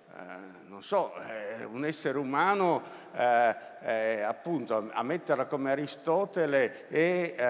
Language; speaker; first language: Italian; native; Italian